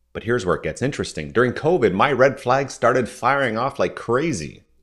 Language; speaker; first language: English; non-native, fluent; French